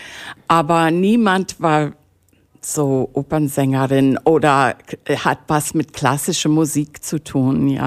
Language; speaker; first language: German; non-native, fluent; English